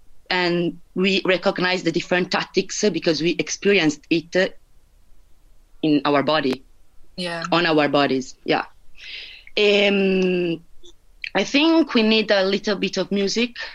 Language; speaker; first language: English; non-native, fluent; Italian